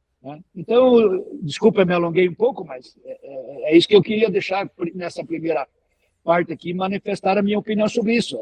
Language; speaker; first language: Portuguese; native; Portuguese